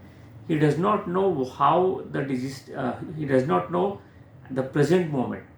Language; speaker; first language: English; non-native, local second language; Hindi